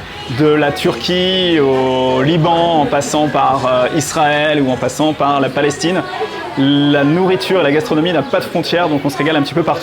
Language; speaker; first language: French; native; French